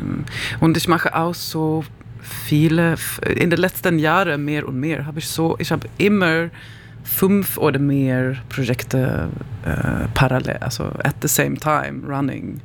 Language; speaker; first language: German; non-native, learner; Swedish